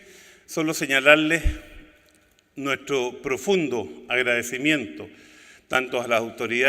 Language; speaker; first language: Spanish; native; Spanish